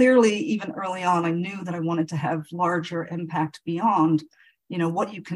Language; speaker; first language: English; native; English